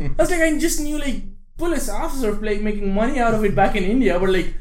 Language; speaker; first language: English; non-native, local second language; Hindi